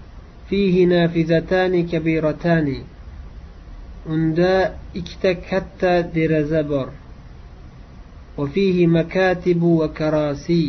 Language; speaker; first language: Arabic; non-native, fluent; Uzbek